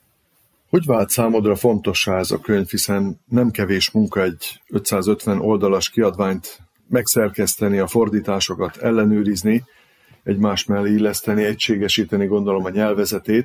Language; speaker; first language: Hungarian; native; Hungarian